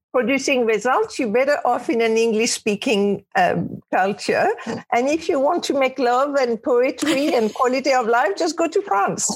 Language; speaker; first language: English; non-native, fluent; Arabic